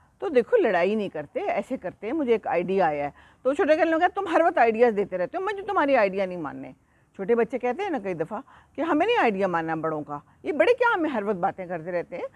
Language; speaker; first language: Urdu; native; Urdu